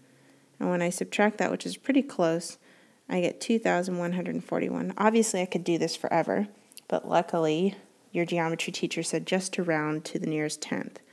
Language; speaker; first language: English; native; English